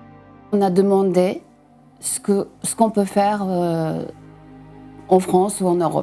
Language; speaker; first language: French; non-native, fluent; Japanese